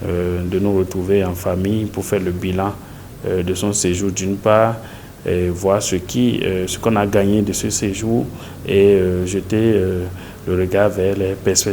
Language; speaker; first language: French; native; French